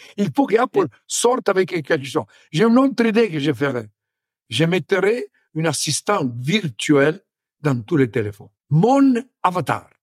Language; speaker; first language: French; non-native, fluent; Italian